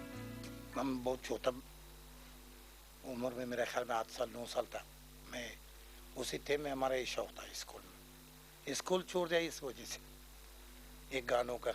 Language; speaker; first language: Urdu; non-native, learner; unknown